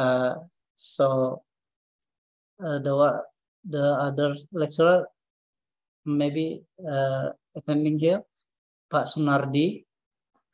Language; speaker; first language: English; non-native, learner; Indonesian